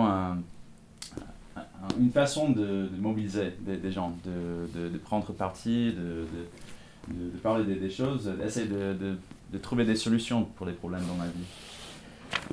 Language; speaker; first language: French; non-native, fluent; English